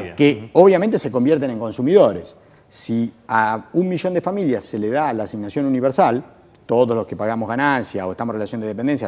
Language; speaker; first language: Spanish; native; Spanish